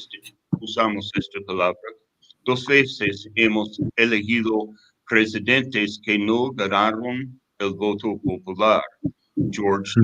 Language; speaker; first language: Spanish; non-native, fluent; English